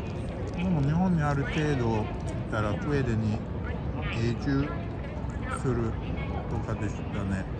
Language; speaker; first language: Japanese; non-native, fluent; Swedish